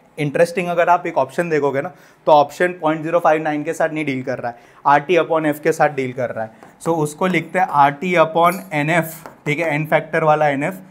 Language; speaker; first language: Hindi; non-native, local second language; Gujarati